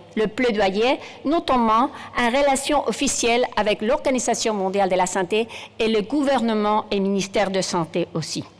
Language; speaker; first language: French; non-native, fluent; Spanish